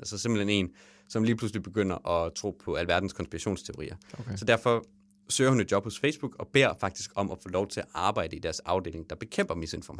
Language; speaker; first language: Danish; native; Danish